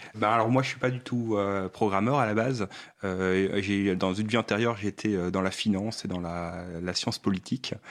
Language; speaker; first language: French; native; French